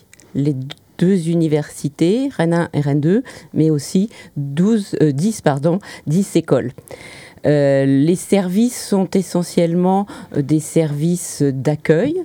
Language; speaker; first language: French; native; French